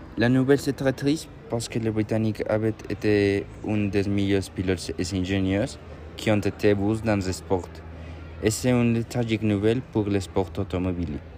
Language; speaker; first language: French; non-native, learner; Spanish